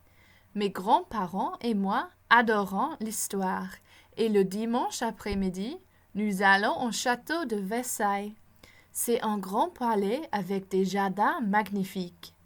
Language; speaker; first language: French; non-native, fluent; English